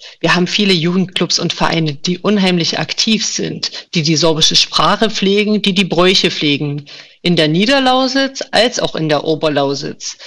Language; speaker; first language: German; non-native, local second language; Upper Sorbian